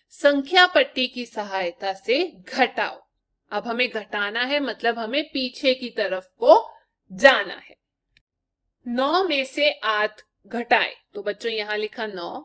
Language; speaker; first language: Hindi; native; Hindi